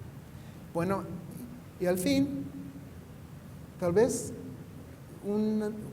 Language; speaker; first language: Spanish; non-native, fluent; English